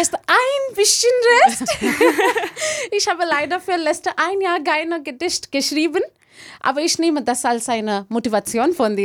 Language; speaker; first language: German; non-native, learner; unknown